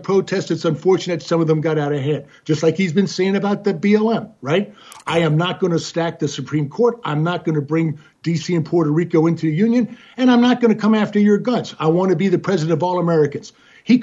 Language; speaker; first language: English; native; English